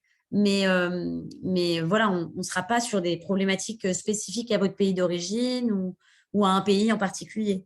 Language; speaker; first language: French; native; French